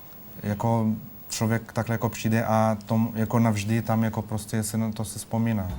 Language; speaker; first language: Czech; non-native, fluent; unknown